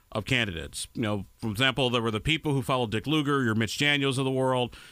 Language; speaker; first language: English; native; English